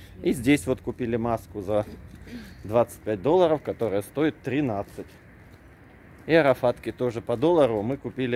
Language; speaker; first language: Russian; native; Russian